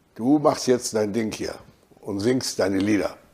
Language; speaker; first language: German; native; German